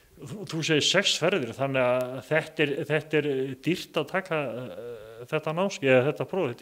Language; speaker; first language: Icelandic; native; Icelandic